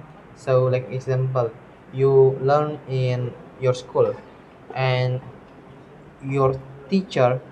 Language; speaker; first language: English; non-native, learner; Indonesian